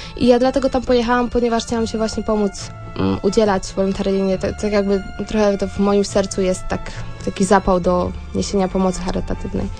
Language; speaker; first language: Polish; native; Polish